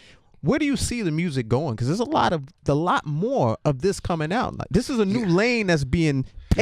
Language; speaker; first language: English; native; English